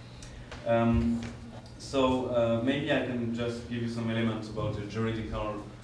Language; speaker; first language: English; non-native, fluent; French